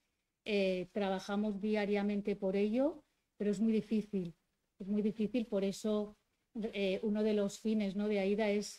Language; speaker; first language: Spanish; native; Spanish